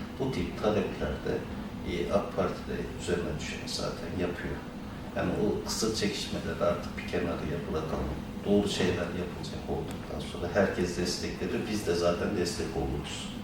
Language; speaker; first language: Turkish; native; Turkish